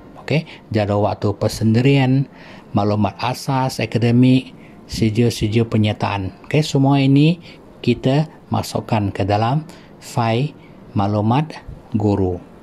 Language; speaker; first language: Malay; non-native, local second language; Chinese